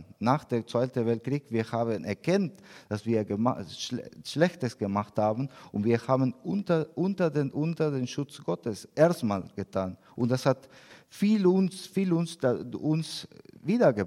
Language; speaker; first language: German; non-native, learner; Spanish